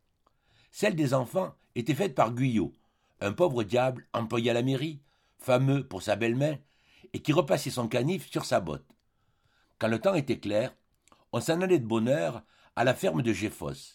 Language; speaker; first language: French; native; French